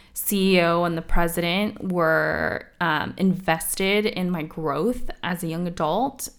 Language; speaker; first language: English; native; English